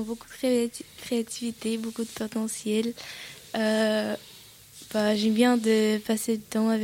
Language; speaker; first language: French; non-native, learner; Russian